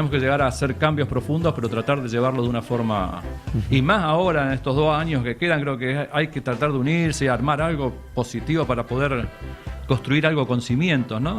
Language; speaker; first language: Spanish; native; Spanish